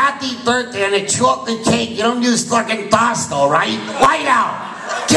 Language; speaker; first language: English; native; English